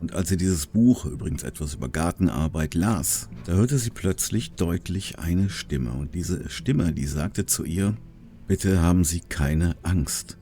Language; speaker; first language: German; native; German